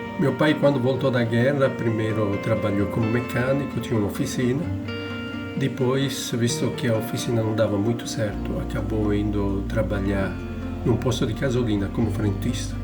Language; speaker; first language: Portuguese; non-native, fluent; Italian